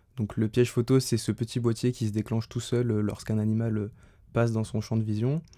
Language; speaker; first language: French; native; French